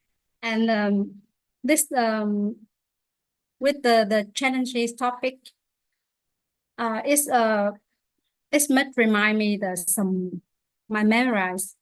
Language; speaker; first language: English; non-native, learner; Vietnamese